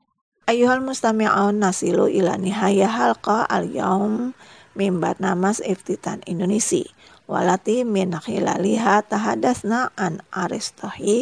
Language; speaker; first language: Arabic; non-native, fluent; Indonesian